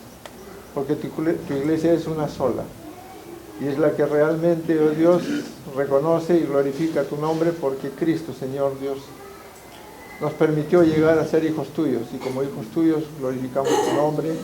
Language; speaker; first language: Spanish; native; Spanish